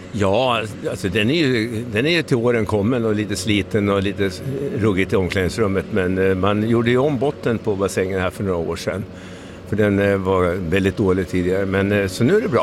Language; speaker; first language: Swedish; native; Swedish